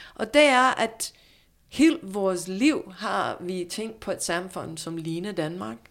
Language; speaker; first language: Danish; non-native, fluent; English